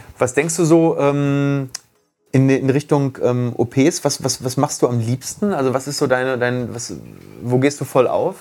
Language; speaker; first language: German; native; German